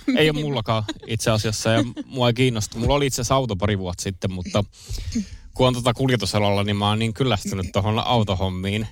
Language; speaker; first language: Finnish; early bilingual, other home language; Estonian